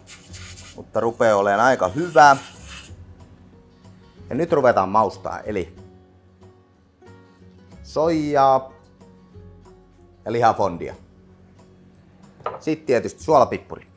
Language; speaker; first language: Finnish; native; Finnish